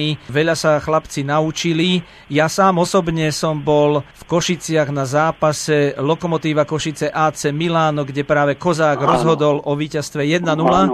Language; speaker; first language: Slovak; native; Slovak